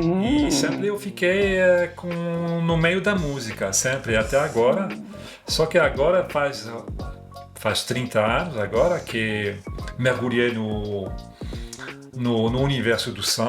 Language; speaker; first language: Portuguese; non-native, fluent; French